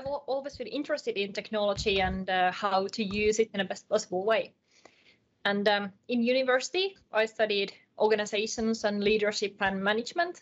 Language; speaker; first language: English; non-native, fluent; Finnish